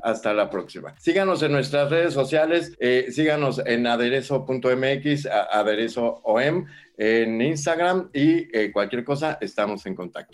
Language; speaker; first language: Spanish; native; Spanish